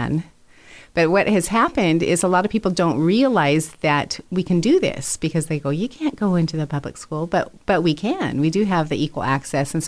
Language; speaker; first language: English; native; English